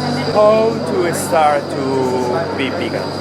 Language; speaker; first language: English; non-native, learner; Spanish